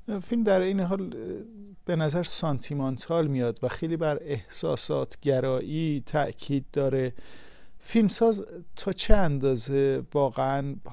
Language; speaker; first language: Persian; native; Persian